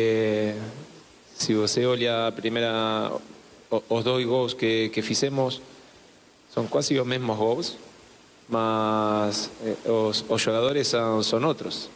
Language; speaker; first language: Portuguese; non-native, learner; Spanish